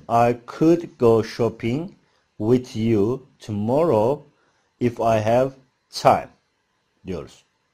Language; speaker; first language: English; non-native, fluent; Turkish